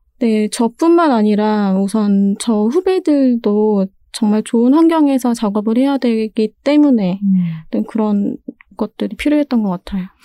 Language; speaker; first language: Korean; native; Korean